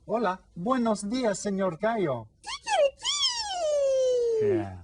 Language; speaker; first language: Spanish; non-native, fluent; English